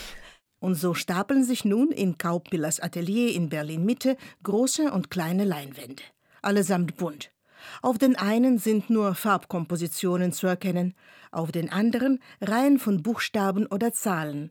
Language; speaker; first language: German; native; German